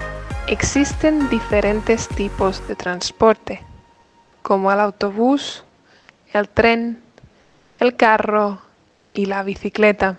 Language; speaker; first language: Spanish; non-native, fluent; English